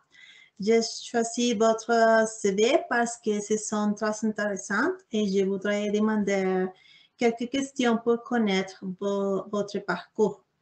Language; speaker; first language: French; non-native, learner; Spanish